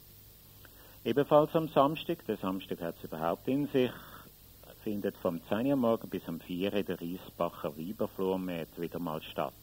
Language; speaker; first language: German; native; German